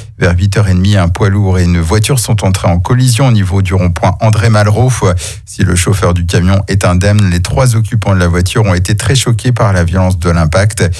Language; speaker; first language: French; native; French